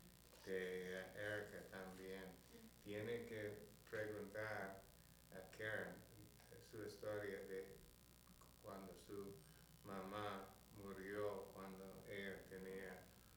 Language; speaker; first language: Spanish; non-native, learner; English